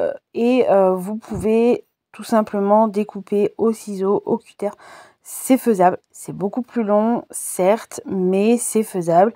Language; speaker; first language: French; native; French